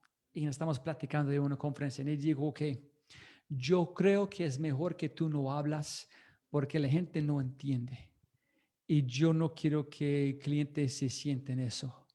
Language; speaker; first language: Spanish; non-native, fluent; English